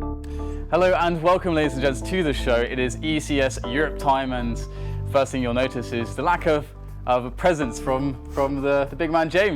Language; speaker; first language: English; native; English